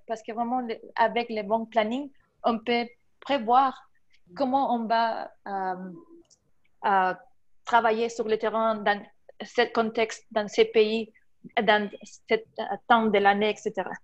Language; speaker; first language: French; non-native, fluent; Spanish